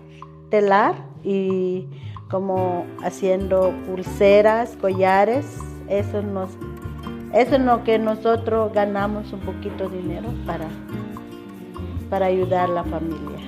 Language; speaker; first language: Spanish; non-native, local second language; Kaqchikel